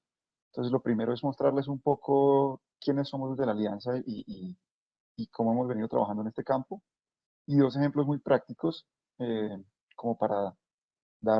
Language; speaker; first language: Spanish; native; Spanish